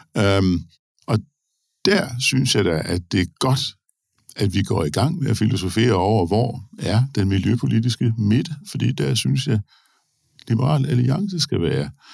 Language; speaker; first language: Danish; native; Danish